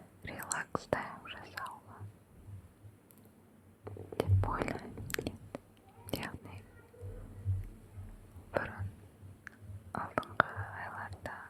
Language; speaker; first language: Kazakh; non-native, local second language; Russian